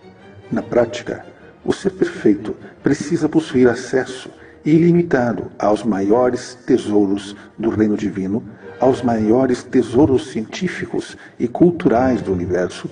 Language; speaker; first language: Portuguese; native; Portuguese